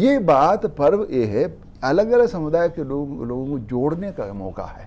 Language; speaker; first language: Hindi; non-native, local second language; Malayalam